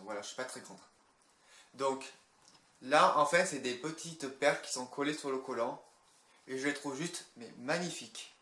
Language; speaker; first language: French; native; French